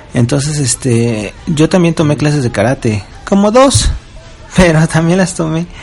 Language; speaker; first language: Spanish; native; Spanish